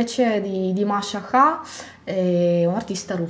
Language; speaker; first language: Italian; non-native, fluent; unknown